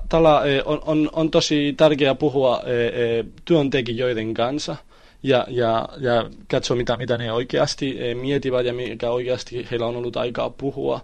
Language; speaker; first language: Finnish; non-native, learner; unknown